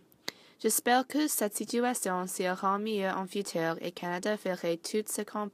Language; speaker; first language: French; non-native, learner; English